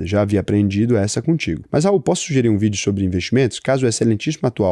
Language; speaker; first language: Portuguese; native; Portuguese